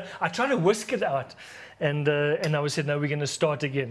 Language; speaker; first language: English; native; English